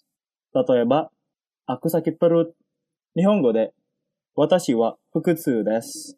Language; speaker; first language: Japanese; non-native, fluent; Indonesian